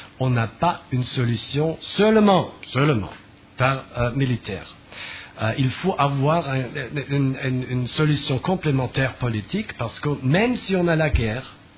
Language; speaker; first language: French; non-native, fluent; German